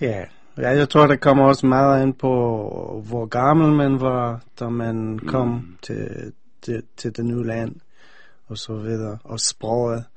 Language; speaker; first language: Danish; non-native, fluent; English